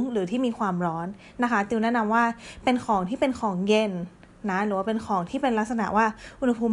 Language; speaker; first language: Thai; native; Thai